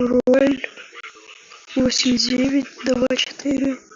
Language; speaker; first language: Russian; native; Russian